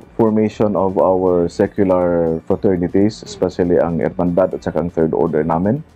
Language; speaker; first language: Filipino; native; Filipino